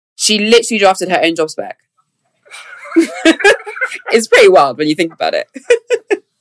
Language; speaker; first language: English; native; English